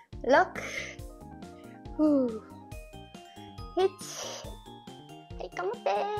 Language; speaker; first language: Japanese; native; Japanese